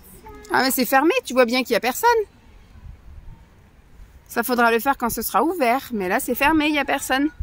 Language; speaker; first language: French; native; French